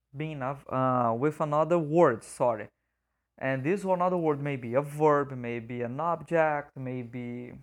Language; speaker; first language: English; non-native, fluent; Portuguese